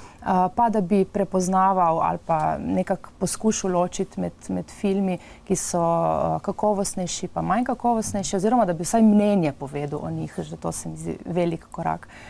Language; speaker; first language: Slovenian; native; Slovenian